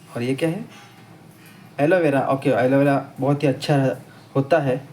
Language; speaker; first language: Hindi; non-native, local second language; Marathi